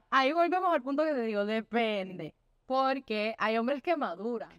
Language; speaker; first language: Spanish; early bilingual, heritage; Spanish